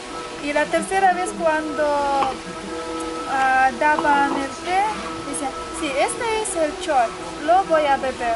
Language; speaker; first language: Spanish; non-native, fluent; Uzbek